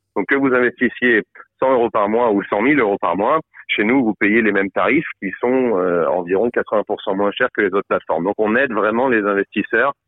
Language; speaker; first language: French; native; French